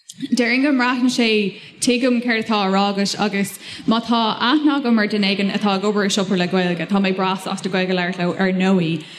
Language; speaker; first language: Irish; non-native, local second language; English